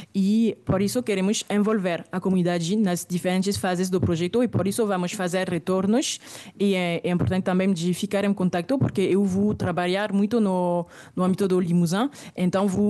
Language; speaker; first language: Portuguese; non-native, fluent; French